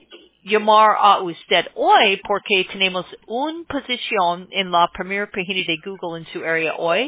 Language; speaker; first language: Spanish; non-native, learner; English